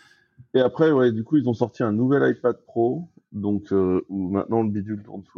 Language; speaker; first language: French; native; French